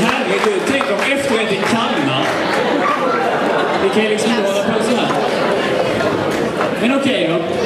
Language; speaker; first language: Swedish; native; Swedish